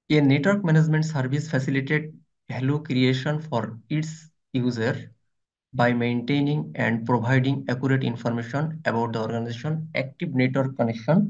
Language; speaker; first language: English; non-native, local second language; Bangla